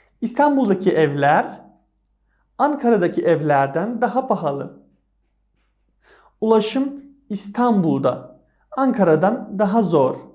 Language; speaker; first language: Turkish; non-native, fluent; Persian